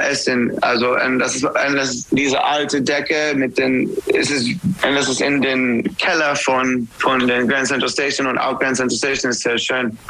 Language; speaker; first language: German; non-native, learner; English